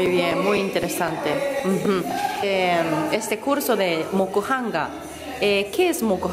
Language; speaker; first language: Spanish; non-native, learner; Japanese